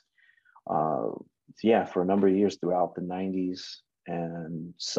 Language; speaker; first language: English; native; English